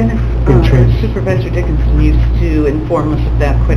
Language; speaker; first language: English; native; English